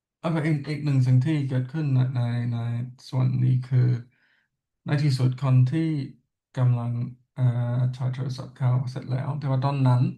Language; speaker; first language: Thai; non-native, learner; English